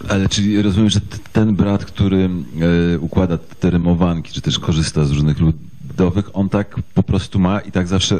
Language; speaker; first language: Polish; native; Polish